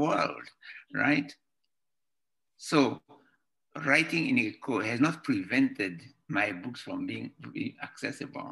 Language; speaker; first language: English; non-native, local second language; Kikuyu